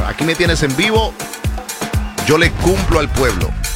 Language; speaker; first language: Spanish; native; Spanish